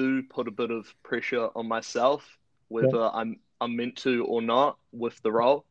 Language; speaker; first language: English; native; English